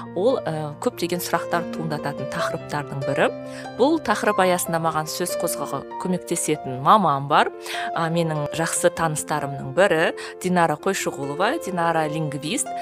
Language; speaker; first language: Kazakh; native; Kazakh